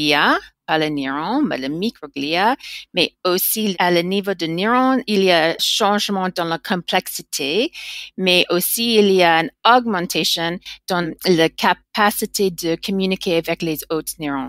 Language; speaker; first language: French; non-native, learner; English